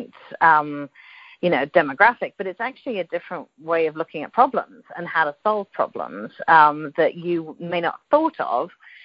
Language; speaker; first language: English; native; English